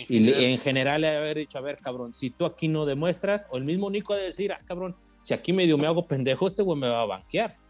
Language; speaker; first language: Spanish; native; Spanish